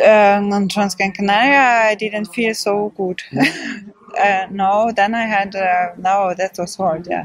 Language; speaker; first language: English; non-native, fluent; Swedish